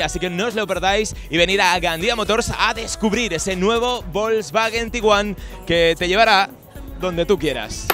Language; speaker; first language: Spanish; native; Spanish